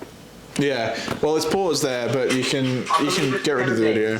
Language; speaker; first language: English; native; English